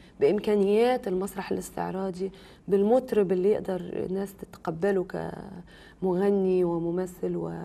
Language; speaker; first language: Arabic; native; Arabic